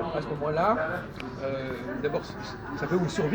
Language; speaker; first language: French; native; French